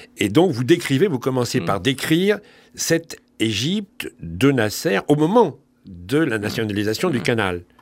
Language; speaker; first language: French; native; French